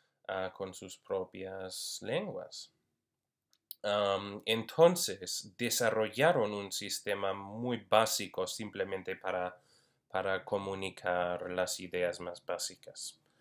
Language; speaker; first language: Spanish; non-native, fluent; English